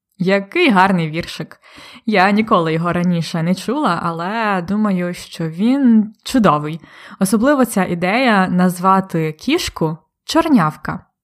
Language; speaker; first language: Ukrainian; native; Ukrainian